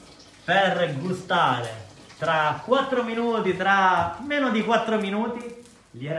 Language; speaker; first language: Italian; native; Italian